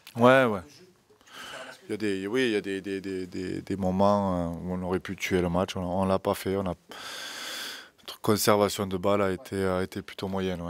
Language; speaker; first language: French; native; French